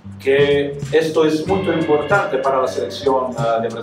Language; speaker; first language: Spanish; non-native, fluent; Serbian